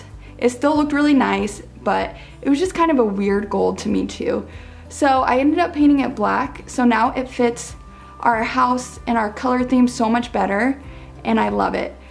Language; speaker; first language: English; native; English